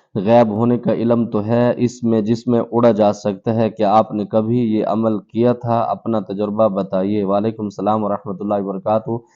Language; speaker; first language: Urdu; non-native, local second language; Pashto